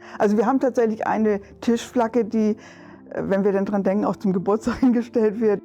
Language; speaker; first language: German; native; German